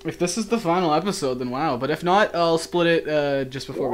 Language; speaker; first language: English; native; English